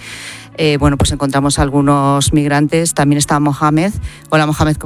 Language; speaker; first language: Spanish; native; Spanish